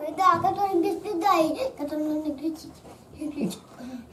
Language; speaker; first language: Russian; early bilingual, other home language; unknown